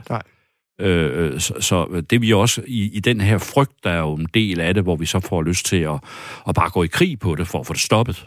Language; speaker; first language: Danish; native; Danish